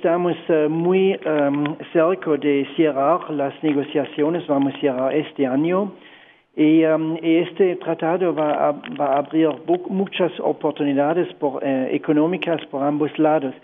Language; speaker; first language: Spanish; non-native, fluent; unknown